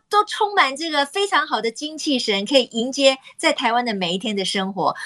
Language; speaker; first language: Chinese; native; Chinese